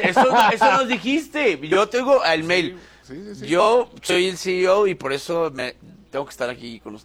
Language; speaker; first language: Spanish; native; Spanish